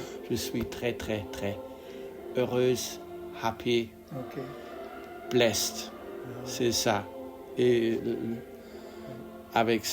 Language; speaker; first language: French; non-native, learner; English